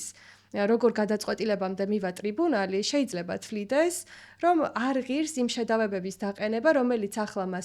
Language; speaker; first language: Georgian; native; Georgian